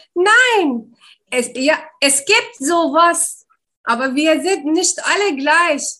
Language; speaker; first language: German; non-native, learner; Arabic